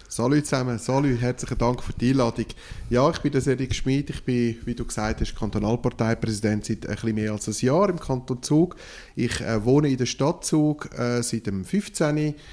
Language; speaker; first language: German; non-native, local second language; French